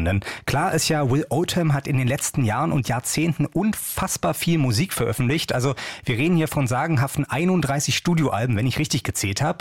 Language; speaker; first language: German; native; German